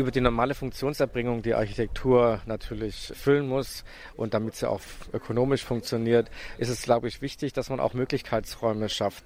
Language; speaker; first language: German; native; German